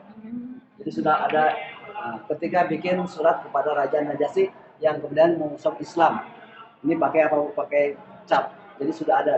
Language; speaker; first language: Indonesian; non-native, local second language; Sundanese